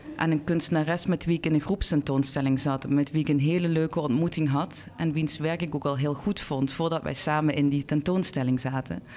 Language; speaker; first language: Dutch; native; Dutch